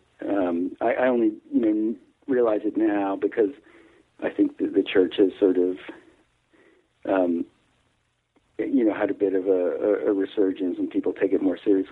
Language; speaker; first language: English; native; English